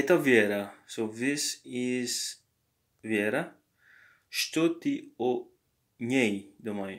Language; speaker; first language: Russian; non-native, learner; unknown